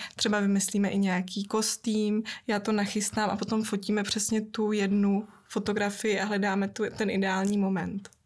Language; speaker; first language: Czech; native; Czech